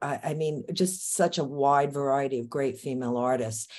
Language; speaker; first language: English; native; English